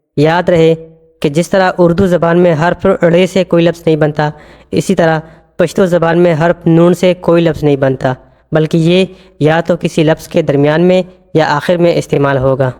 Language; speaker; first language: Urdu; non-native, local second language; Pashto